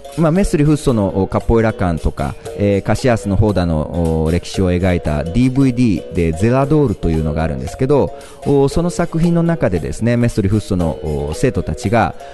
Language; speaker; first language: Japanese; native; Japanese